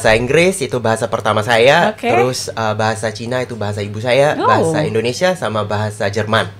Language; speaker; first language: Indonesian; non-native, fluent; English